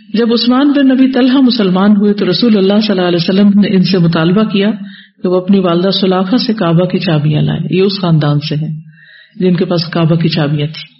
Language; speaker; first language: Urdu; native; Urdu